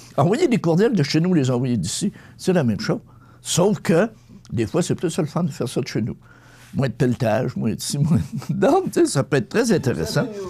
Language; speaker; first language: French; native; French